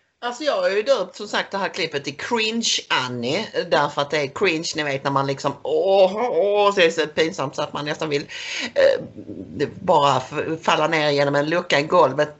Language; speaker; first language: Swedish; native; Swedish